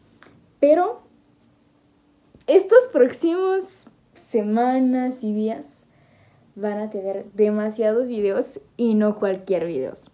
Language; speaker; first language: Spanish; non-native, learner; French